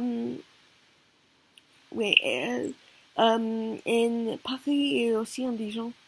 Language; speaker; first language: French; non-native, learner; Korean